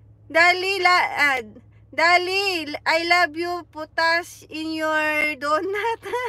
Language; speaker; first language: English; non-native, local second language; Cebuano